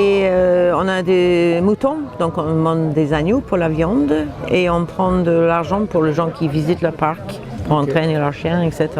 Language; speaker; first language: French; non-native, fluent; English